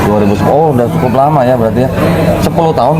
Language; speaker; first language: Indonesian; native; Indonesian